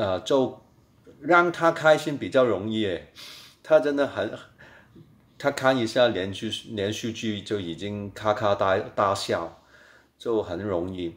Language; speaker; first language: Chinese; non-native, fluent; Cantonese